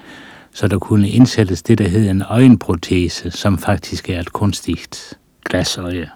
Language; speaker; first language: Danish; native; Danish